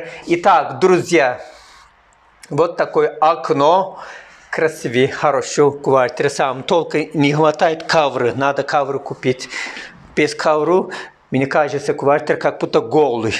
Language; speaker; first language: Russian; non-native, learner; Turkish